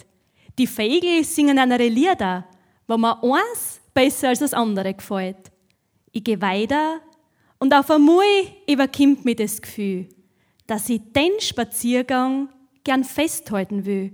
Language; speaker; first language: German; native; German